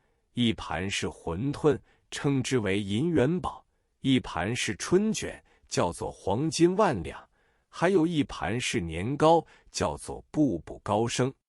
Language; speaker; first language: Chinese; native; Chinese